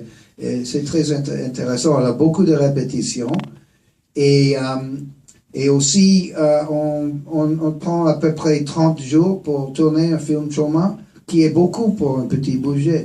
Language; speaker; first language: French; non-native, fluent; English